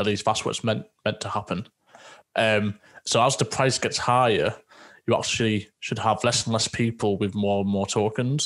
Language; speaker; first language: English; native; English